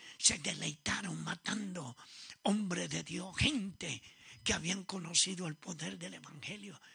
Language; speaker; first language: Spanish; early bilingual, other home language; Italian